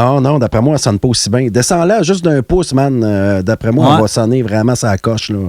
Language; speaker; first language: French; native; French